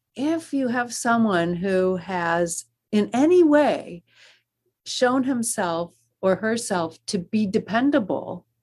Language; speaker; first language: English; native; English